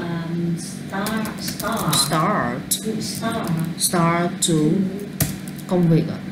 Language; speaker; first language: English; non-native, learner; Vietnamese